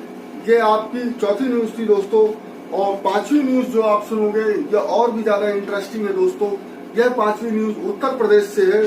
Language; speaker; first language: Hindi; native; Hindi